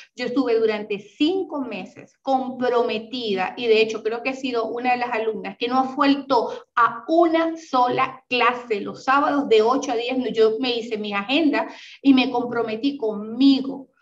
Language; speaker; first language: Spanish; native; Spanish